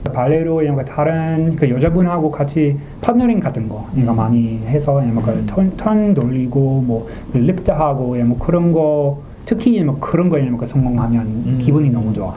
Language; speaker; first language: Korean; non-native, learner; English